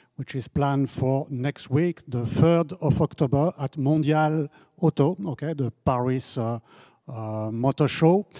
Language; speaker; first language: English; non-native, fluent; French